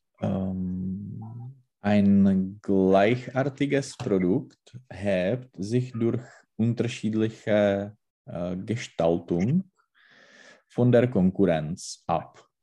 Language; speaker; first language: German; non-native, learner; Czech